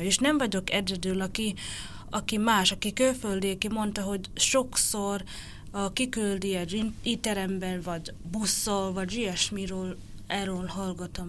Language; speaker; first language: Hungarian; non-native, learner; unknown